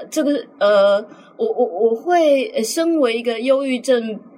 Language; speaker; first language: Chinese; native; Chinese